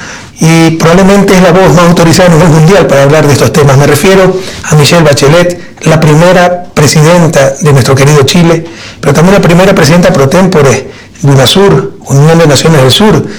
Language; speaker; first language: Spanish; native; Spanish